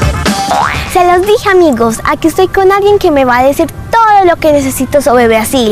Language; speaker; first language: Spanish; native; Spanish